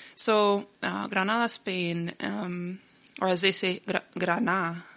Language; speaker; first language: English; native; English